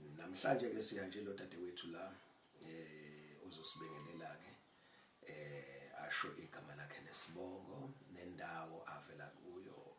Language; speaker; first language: Zulu; native; Zulu